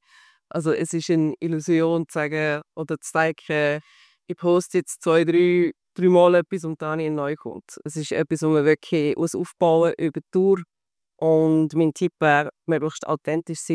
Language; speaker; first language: German; native; German